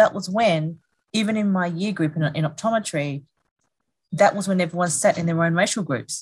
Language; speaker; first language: English; native; English